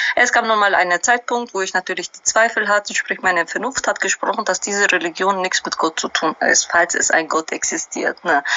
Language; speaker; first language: German; early bilingual, other home language; Albanian